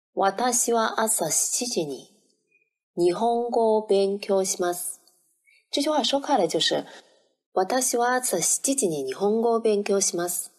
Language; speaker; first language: Japanese; non-native, learner; Chinese